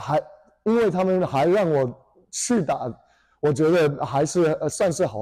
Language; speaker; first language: Chinese; early bilingual, heritage; English